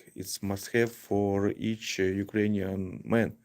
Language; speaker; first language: English; non-native, learner; Ukrainian